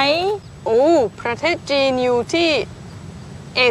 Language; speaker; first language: Thai; non-native, learner; English